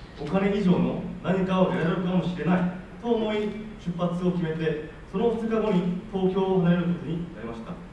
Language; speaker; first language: Japanese; non-native, fluent; Korean